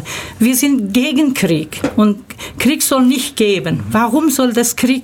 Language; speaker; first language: German; early bilingual, other home language; Turkish